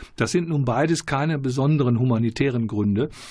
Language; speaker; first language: German; native; German